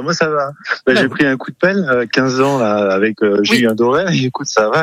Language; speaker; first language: French; native; French